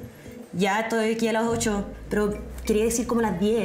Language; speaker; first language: Spanish; non-native, fluent; English